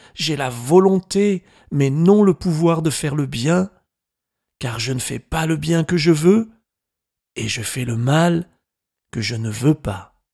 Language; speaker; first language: French; native; French